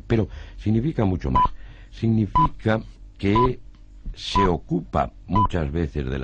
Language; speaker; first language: Spanish; native; Spanish